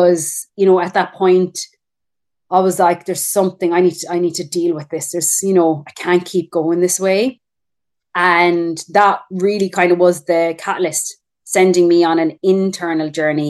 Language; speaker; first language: English; native; English